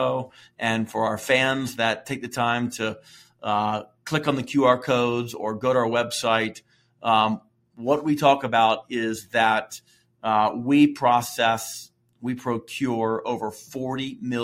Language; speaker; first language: English; native; English